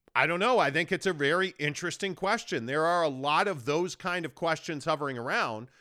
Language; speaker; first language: English; native; English